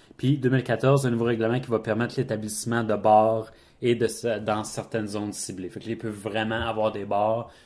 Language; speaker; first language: French; native; French